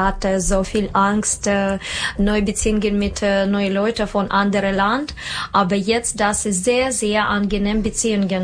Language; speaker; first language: German; non-native, learner; Russian